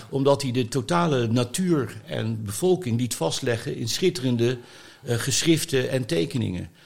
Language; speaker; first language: Dutch; native; Dutch